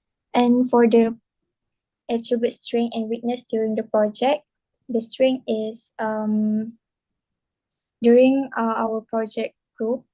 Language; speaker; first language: English; non-native, local second language; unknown